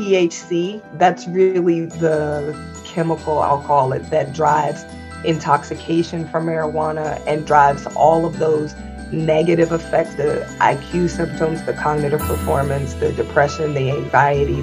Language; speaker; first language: English; native; English